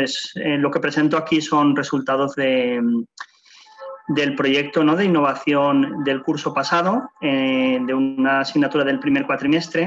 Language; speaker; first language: Spanish; native; Spanish